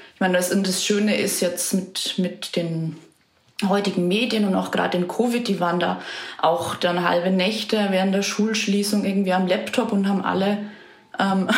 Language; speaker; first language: German; native; German